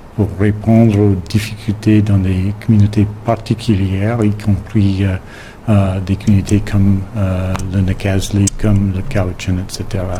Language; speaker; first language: French; non-native, local second language; English